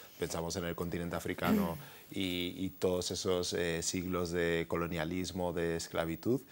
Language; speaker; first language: Spanish; native; Spanish